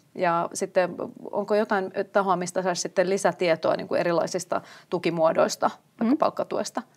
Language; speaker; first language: Finnish; native; Finnish